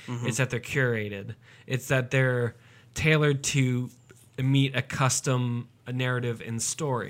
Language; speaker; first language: English; native; English